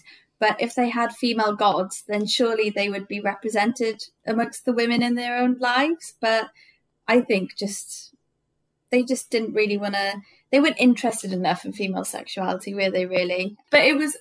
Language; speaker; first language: English; native; English